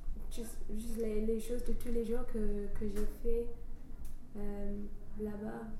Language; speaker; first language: French; non-native, fluent; English